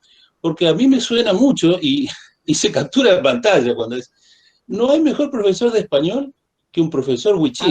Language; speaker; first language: Spanish; native; Spanish